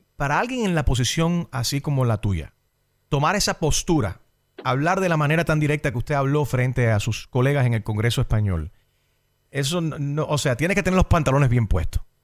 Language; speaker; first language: Spanish; early bilingual, heritage; Spanish